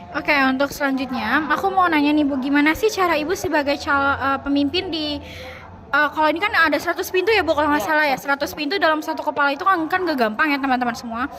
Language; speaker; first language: Indonesian; native; Indonesian